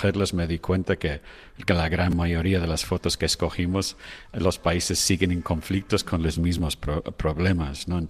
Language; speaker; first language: Spanish; non-native, fluent; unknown